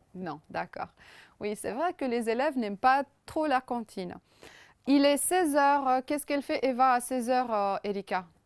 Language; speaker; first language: French; non-native, fluent; Romanian